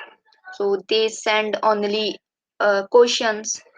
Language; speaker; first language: English; non-native, learner; Urdu